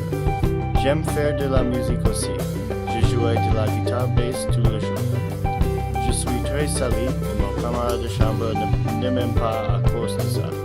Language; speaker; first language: French; non-native, learner; English